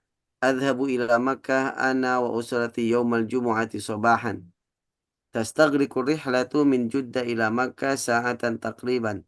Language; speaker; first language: Arabic; non-native, fluent; Indonesian